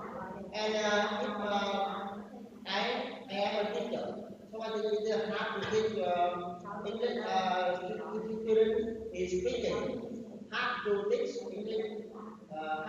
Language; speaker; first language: English; non-native, learner; Vietnamese